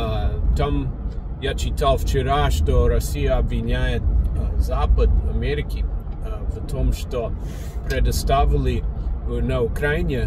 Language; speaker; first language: Russian; non-native, learner; English